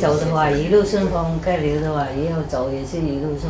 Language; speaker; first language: Chinese; non-native, fluent; Vietnamese